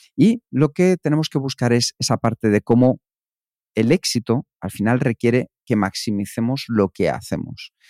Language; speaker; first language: Spanish; native; Spanish